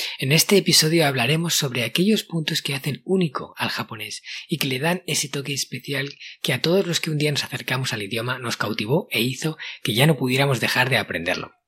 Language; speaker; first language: Spanish; native; Spanish